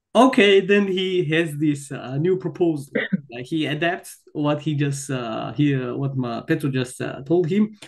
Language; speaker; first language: English; non-native, fluent; Georgian